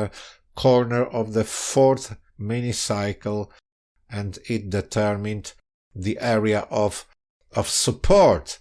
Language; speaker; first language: English; non-native, fluent; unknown